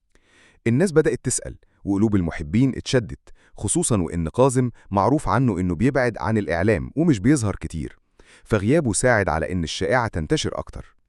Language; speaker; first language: Arabic; native; Arabic